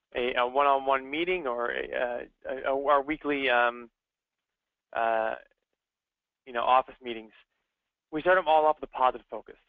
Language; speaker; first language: English; native; English